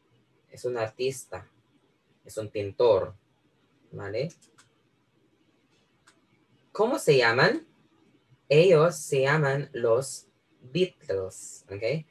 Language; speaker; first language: Spanish; non-native, fluent; Filipino